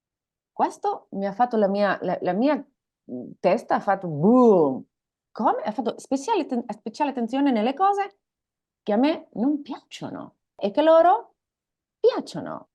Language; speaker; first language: Italian; non-native, learner; Spanish